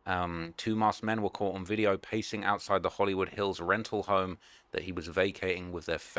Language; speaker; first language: English; native; English